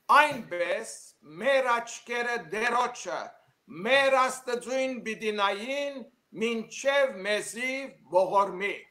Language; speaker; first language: Armenian; early bilingual, heritage; Armenian